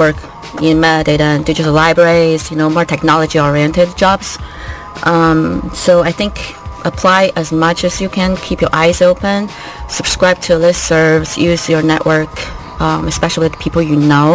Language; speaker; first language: English; non-native, fluent; Chinese